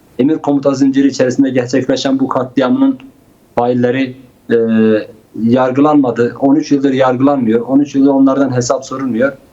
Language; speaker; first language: Turkish; non-native, local second language; Kurdish